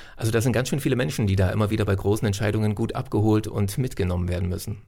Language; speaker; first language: German; native; German